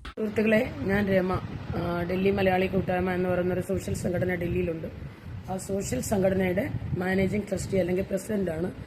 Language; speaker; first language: Malayalam; native; Malayalam